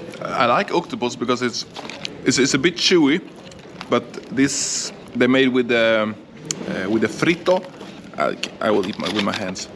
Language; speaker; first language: English; non-native, fluent; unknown